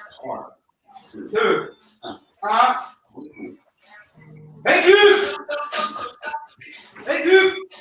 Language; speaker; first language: French; native; French